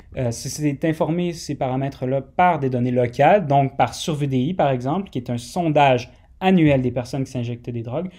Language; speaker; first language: French; native; French